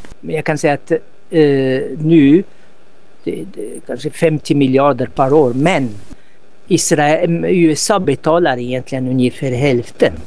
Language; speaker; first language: Swedish; non-native, fluent; Arabic